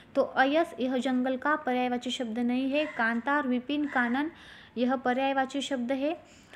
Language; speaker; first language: Hindi; non-native, local second language; Marathi